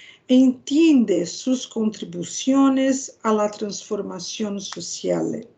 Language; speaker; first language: Spanish; non-native, fluent; Portuguese